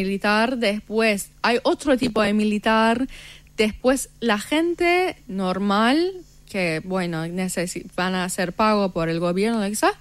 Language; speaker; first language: Spanish; non-native, fluent; Persian